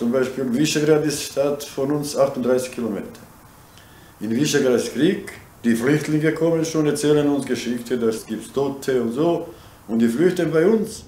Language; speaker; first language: German; non-native, learner; Bosnian